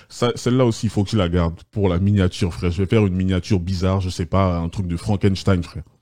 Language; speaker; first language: French; native; French